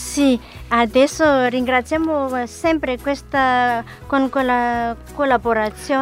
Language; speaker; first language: Italian; non-native, learner; Malagasy